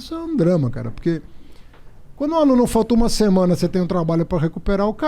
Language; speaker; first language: Portuguese; native; Portuguese